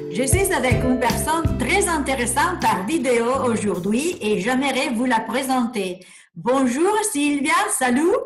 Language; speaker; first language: French; non-native, fluent; Italian